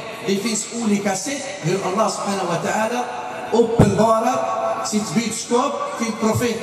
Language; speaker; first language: Swedish; non-native, fluent; Arabic